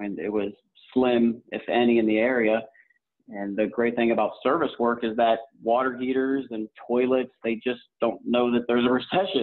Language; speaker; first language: English; native; English